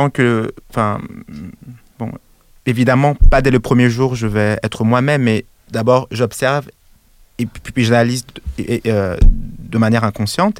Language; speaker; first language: English; non-native, fluent; French